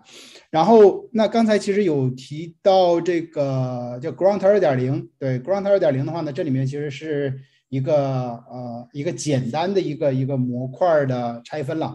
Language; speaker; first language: Chinese; native; Chinese